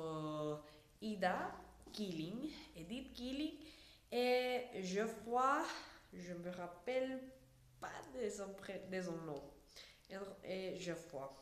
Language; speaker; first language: French; non-native, learner; Spanish